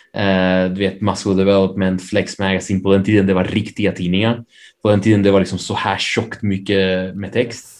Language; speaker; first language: Swedish; early bilingual, other home language; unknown